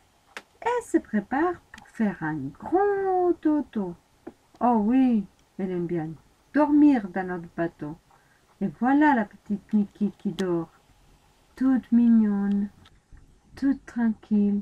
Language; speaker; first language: French; non-native, fluent; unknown